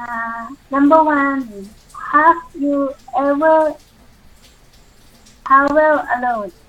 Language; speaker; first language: English; non-native, learner; Thai